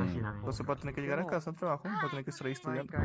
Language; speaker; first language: Spanish; native; Spanish